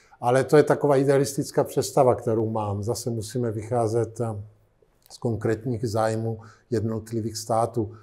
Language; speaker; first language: Czech; non-native, fluent; Italian